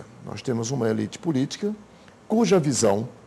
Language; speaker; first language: Portuguese; native; Portuguese